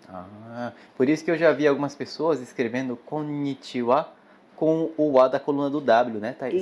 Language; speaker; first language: Portuguese; native; Portuguese